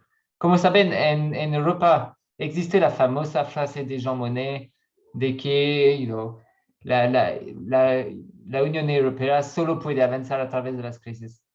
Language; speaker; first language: Spanish; non-native, learner; French